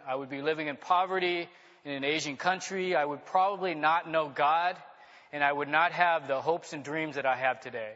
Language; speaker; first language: English; native; English